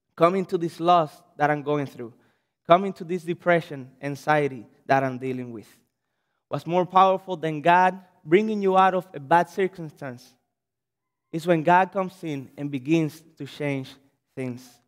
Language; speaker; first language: English; non-native, fluent; Spanish